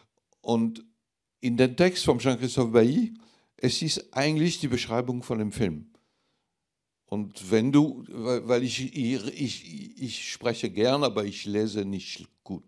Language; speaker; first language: German; non-native, fluent; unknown